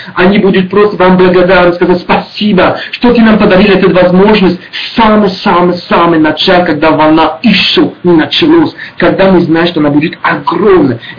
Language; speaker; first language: Russian; non-native, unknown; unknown